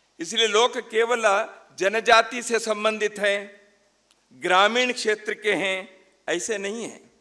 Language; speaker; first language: Hindi; non-native, local second language; Kannada